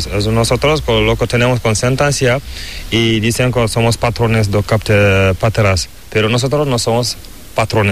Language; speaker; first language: Spanish; non-native, learner; Fula